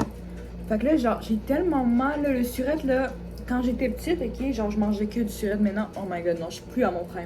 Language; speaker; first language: French; native; French